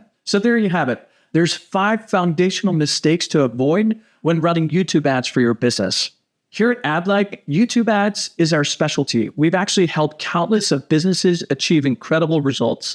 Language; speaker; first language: English; native; English